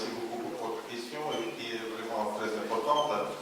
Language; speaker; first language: French; non-native, fluent; Russian